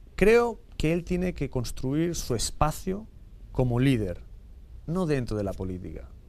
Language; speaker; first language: Spanish; native; Spanish